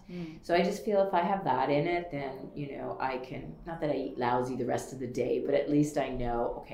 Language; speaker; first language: English; native; English